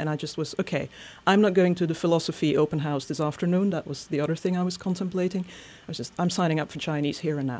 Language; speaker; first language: English; non-native, fluent; Dutch